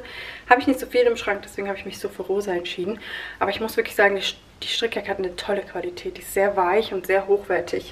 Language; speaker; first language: German; native; German